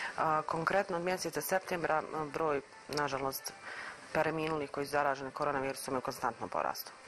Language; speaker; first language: Croatian; native; Croatian